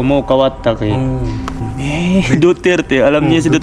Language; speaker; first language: Japanese; non-native, learner; Filipino